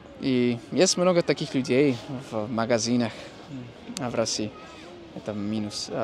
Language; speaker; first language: Russian; non-native, fluent; English